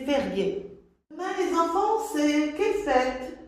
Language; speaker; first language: French; non-native, local second language; Arabic